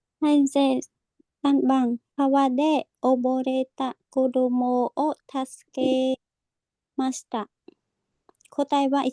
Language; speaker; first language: Japanese; non-native, learner; Khmer